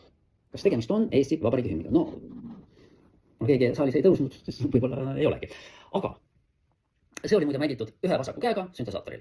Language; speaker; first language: Estonian; native; Estonian